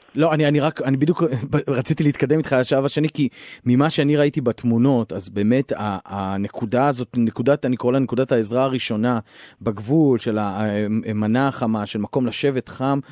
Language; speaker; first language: Hebrew; native; Hebrew